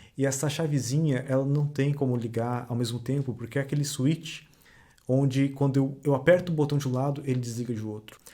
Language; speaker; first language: Portuguese; native; Portuguese